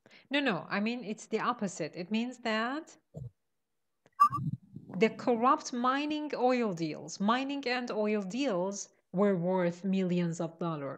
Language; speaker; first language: English; non-native, fluent; Persian